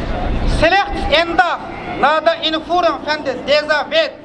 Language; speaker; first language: Dutch; non-native, fluent; Uyghur